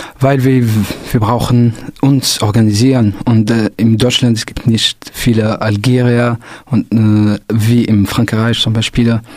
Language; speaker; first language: German; non-native, local second language; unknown